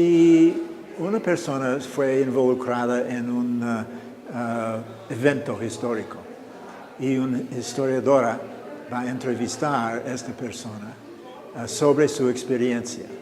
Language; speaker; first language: Spanish; non-native, fluent; English